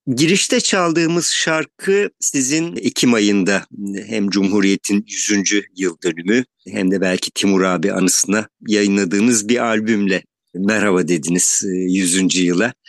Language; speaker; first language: Turkish; native; Turkish